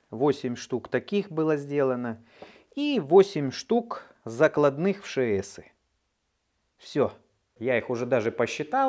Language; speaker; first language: Russian; native; Russian